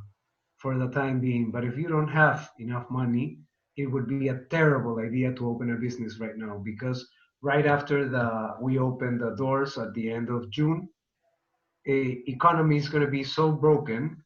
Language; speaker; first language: English; non-native, fluent; Spanish